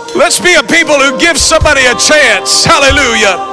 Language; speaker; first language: English; native; English